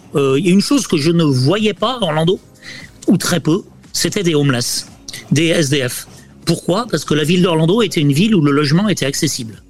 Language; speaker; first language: French; native; French